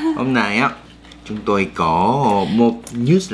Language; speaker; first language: Vietnamese; non-native, learner; Korean